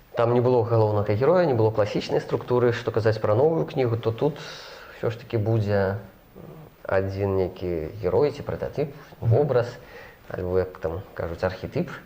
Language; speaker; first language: Belarusian; non-native, local second language; Russian